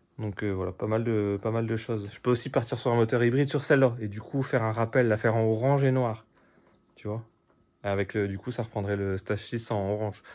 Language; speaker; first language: French; native; French